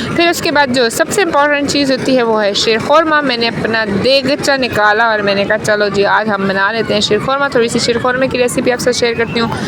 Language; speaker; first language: Urdu; native; Urdu